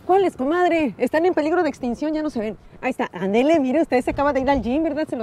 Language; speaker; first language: Spanish; native; Spanish